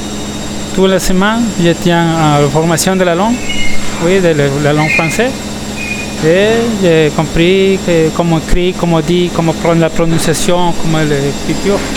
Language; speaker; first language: French; non-native, learner; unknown